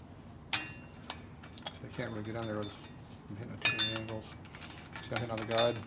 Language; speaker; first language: English; native; English